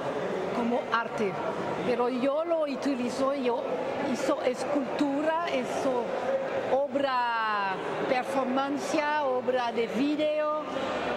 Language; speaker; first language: Spanish; non-native, learner; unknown